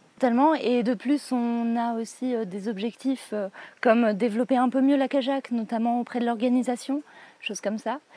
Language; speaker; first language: French; native; French